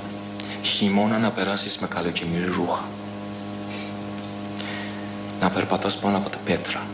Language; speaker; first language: Greek; non-native, learner; Persian